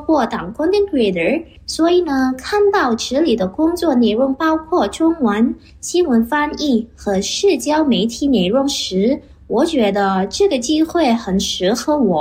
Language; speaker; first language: Chinese; non-native, fluent; Indonesian